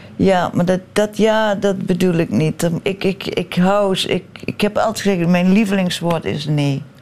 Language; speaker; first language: Dutch; native; Dutch